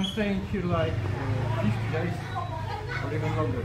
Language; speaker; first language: English; non-native, fluent; Dutch